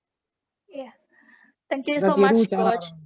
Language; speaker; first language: English; non-native, learner; Indonesian